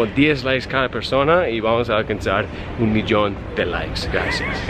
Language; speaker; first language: Spanish; non-native, fluent; English